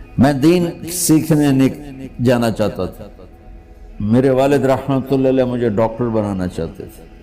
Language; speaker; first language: Urdu; non-native, local second language; Punjabi